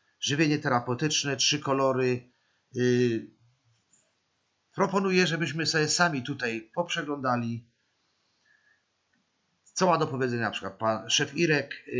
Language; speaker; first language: Polish; native; Polish